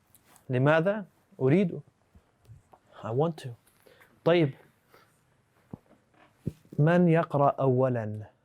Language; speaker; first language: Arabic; non-native, fluent; English